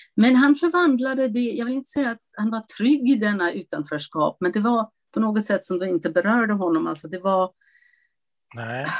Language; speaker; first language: Swedish; non-native, fluent; Italian